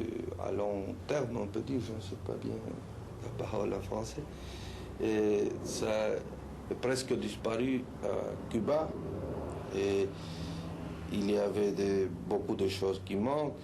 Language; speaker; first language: French; non-native, fluent; Spanish